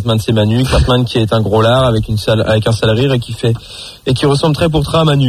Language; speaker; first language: French; native; French